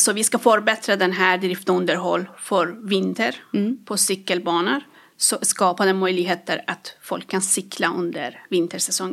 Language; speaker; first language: Swedish; non-native, fluent; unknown